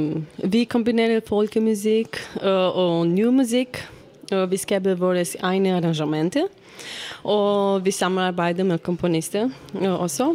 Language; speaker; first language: Danish; non-native, learner; Romanian